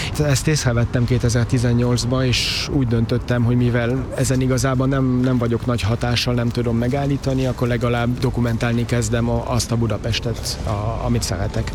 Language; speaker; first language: Hungarian; early bilingual, heritage; Hungarian